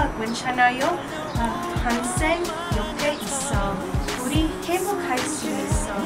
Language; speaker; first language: Korean; non-native, learner; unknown